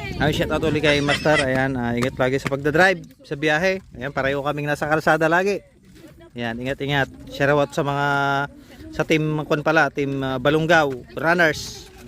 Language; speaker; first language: Filipino; non-native, local second language; Iloko